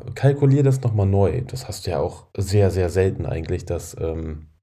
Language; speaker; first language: German; native; German